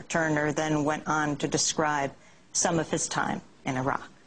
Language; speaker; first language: English; native; English